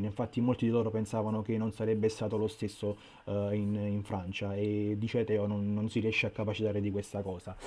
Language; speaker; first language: Italian; native; Italian